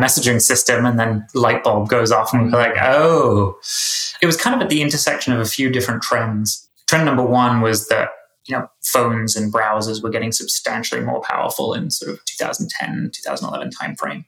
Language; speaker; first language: English; native; English